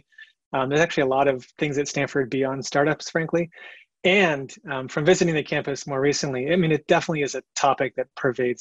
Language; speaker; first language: English; native; English